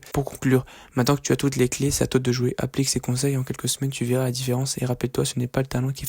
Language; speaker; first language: French; native; French